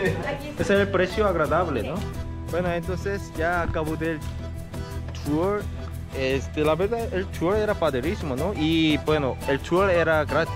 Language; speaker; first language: Spanish; non-native, fluent; Korean